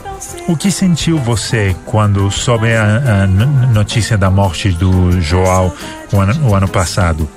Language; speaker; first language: Portuguese; non-native, fluent; Spanish